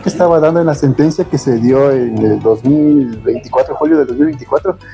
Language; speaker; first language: Spanish; native; Spanish